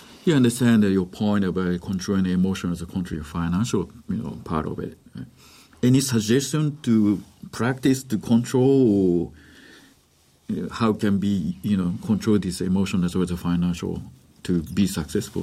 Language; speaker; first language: English; non-native, fluent; Japanese